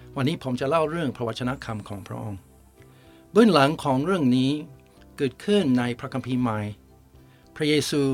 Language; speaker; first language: Thai; non-native, fluent; English